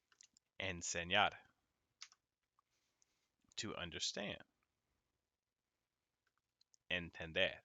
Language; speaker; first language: Spanish; non-native, fluent; English